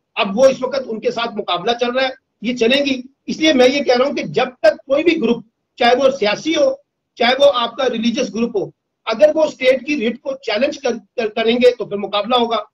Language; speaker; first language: Urdu; native; Urdu